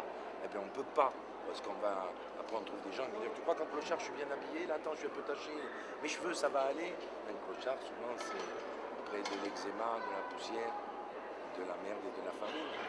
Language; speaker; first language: French; native; French